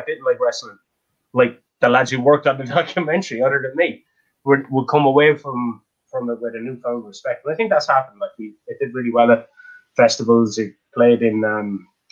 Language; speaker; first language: English; native; English